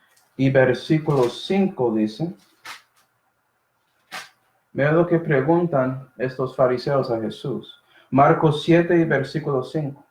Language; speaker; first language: Spanish; non-native, fluent; English